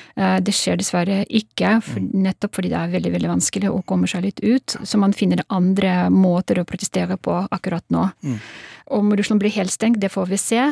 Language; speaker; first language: Norwegian; non-native, fluent; Russian